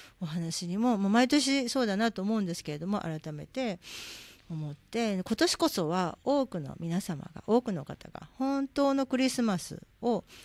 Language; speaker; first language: Japanese; native; Japanese